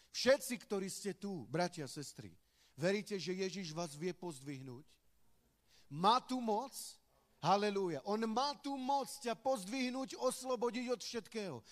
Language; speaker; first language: Slovak; non-native, local second language; Romany